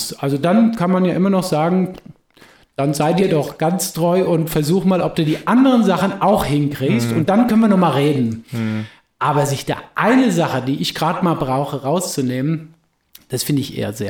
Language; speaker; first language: German; native; German